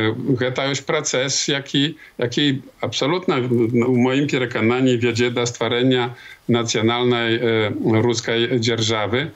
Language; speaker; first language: Polish; non-native, local second language; Belarusian